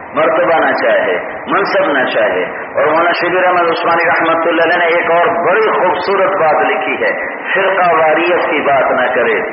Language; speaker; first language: Urdu; non-native, local second language; Punjabi